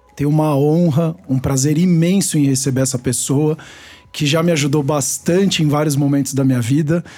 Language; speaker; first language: Portuguese; native; Portuguese